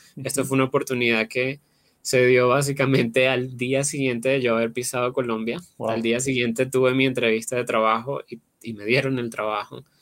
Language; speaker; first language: Spanish; native; Spanish